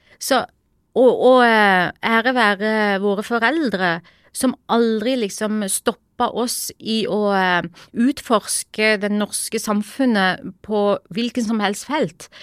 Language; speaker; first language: Norwegian; early bilingual, other home language; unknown